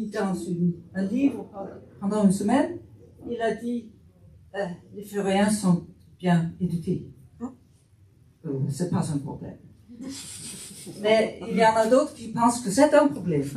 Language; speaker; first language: French; non-native, fluent; Faroese